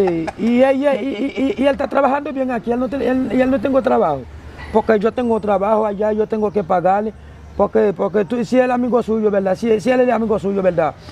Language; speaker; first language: Spanish; non-native, learner; Haitian Creole